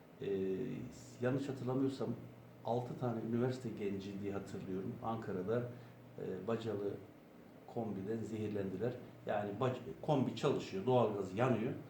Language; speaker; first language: Turkish; native; Turkish